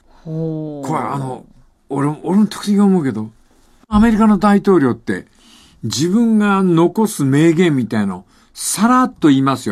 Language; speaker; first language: Japanese; native; Japanese